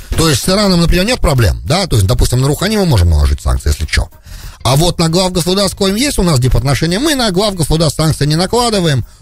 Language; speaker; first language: Russian; native; Russian